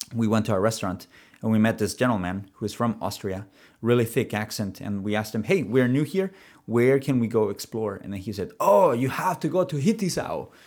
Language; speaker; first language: English; early bilingual, other home language; Spanish